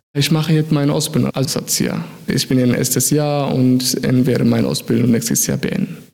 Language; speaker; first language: German; non-native, fluent; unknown